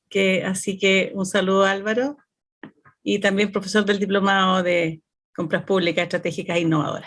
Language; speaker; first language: Spanish; native; Spanish